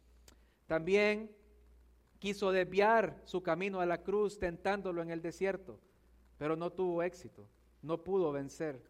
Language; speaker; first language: Spanish; native; Spanish